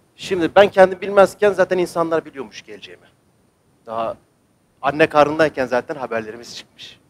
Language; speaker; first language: Turkish; native; Turkish